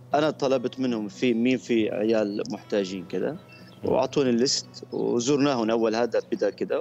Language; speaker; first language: Arabic; non-native, fluent; Turkish